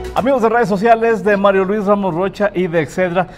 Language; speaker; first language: Spanish; native; Spanish